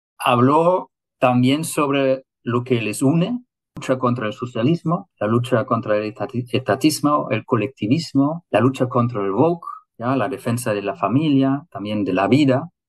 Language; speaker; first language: Spanish; non-native, fluent; German